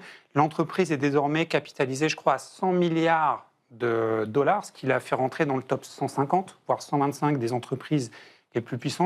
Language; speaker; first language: French; native; French